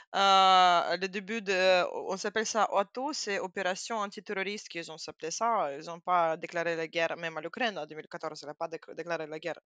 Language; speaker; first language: French; non-native, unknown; Russian